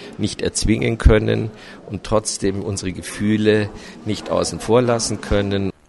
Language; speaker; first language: German; native; German